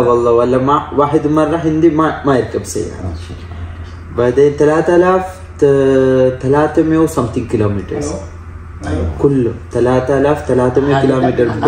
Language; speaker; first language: Arabic; non-native, learner; Malayalam